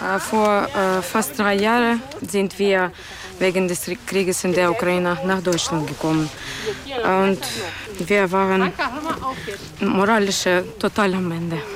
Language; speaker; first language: German; non-native, learner; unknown